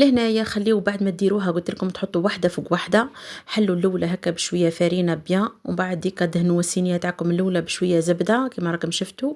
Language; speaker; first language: Arabic; native; Arabic